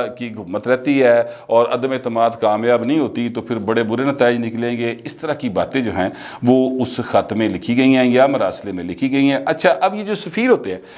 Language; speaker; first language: Urdu; non-native, local second language; Punjabi